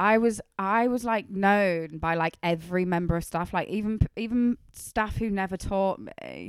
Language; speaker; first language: English; native; English